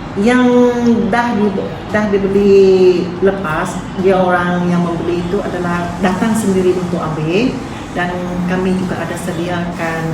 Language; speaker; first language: Malay; non-native, local second language; Iban